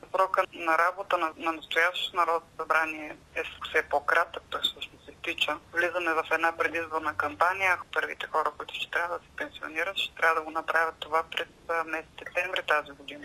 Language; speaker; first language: Bulgarian; native; Bulgarian